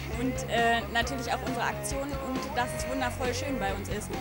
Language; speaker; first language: German; native; German